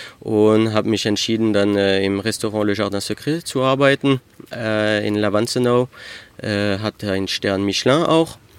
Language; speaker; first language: German; early bilingual, heritage; French